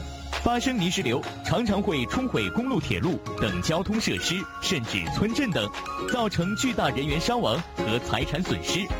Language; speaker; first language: Chinese; native; Chinese